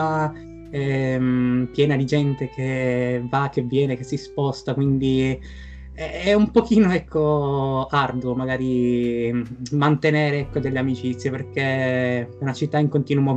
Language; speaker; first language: Italian; native; Italian